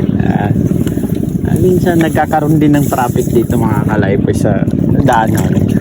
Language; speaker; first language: Filipino; non-native, local second language; Maguindanaon